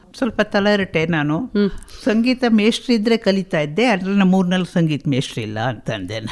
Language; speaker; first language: Kannada; native; Kannada